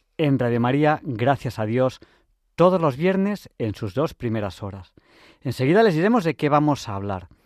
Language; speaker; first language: Spanish; native; Spanish